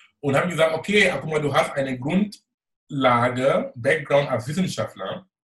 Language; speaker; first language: German; non-native, fluent; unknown